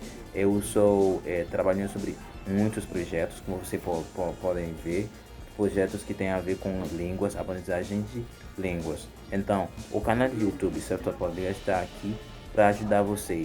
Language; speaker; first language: Portuguese; non-native, fluent; Haitian Creole